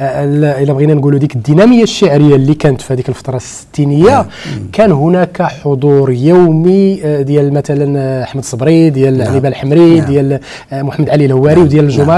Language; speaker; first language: Arabic; native; Arabic